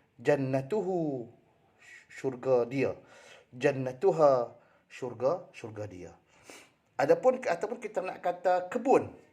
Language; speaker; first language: Malay; native; Malay